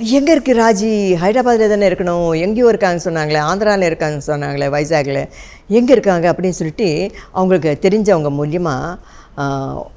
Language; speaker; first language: Tamil; non-native, local second language; Telugu